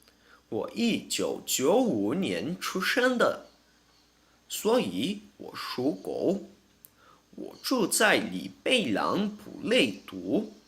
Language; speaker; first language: Chinese; non-native, learner; Portuguese